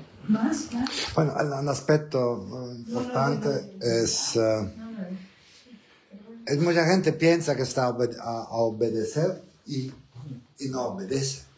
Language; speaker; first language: Spanish; non-native, learner; Italian